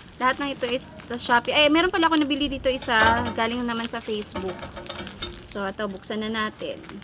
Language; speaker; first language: Filipino; non-native, local second language; Cebuano